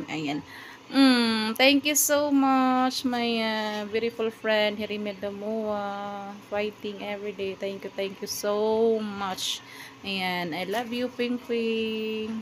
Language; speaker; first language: English; non-native, local second language; Filipino